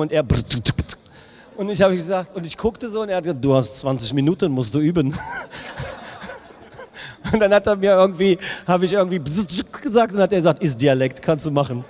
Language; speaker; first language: German; native; German